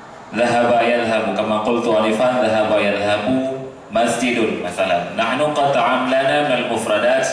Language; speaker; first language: Arabic; non-native, fluent; Indonesian